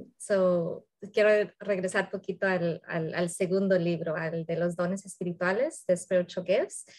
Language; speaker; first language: Spanish; early bilingual, heritage; Spanish